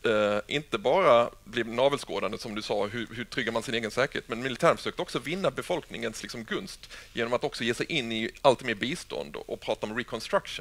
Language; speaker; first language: Swedish; native; Swedish